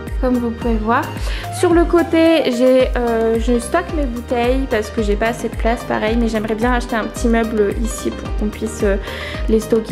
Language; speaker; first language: French; native; French